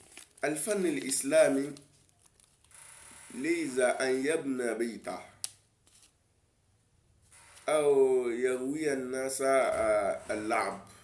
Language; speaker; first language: Arabic; non-native, learner; Yoruba